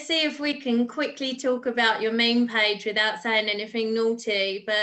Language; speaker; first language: English; native; English